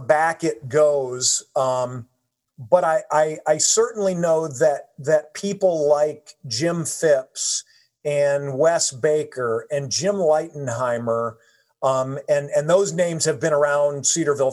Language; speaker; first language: English; native; English